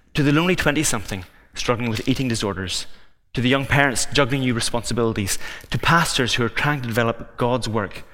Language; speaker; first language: English; native; English